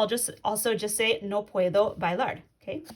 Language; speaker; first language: Spanish; non-native, fluent; English